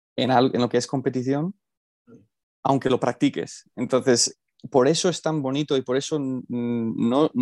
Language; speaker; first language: Spanish; early bilingual, heritage; Spanish